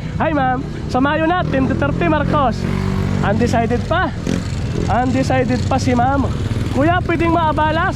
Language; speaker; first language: Filipino; native; Filipino